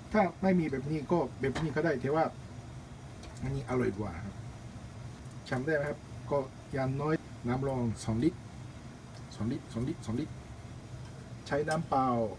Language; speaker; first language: Thai; non-native, learner; Japanese